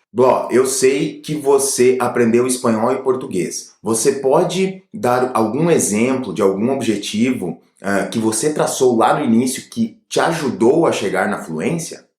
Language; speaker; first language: Portuguese; native; Portuguese